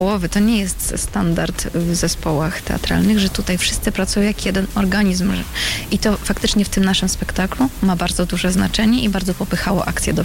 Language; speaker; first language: Polish; native; Polish